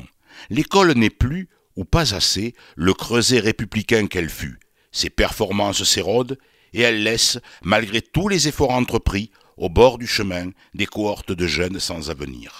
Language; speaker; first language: French; native; French